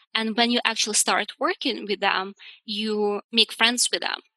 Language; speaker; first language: English; non-native, fluent; Russian